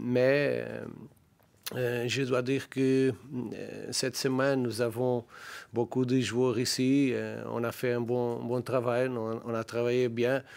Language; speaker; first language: French; non-native, learner; Portuguese